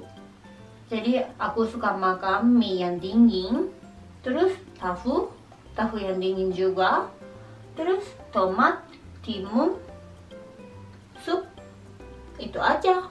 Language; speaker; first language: Indonesian; non-native, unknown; Japanese